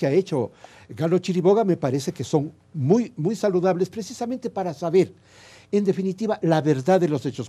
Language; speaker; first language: Spanish; native; Spanish